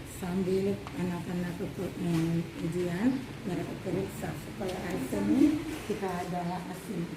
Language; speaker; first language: Indonesian; non-native, learner; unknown